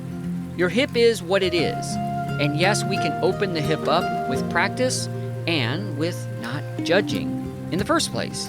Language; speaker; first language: English; native; English